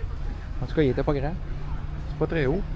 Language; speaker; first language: French; native; French